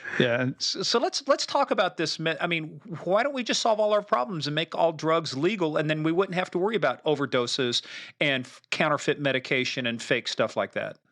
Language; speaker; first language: English; native; English